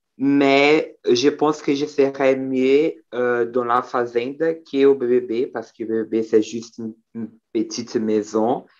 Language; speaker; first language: French; non-native, learner; Portuguese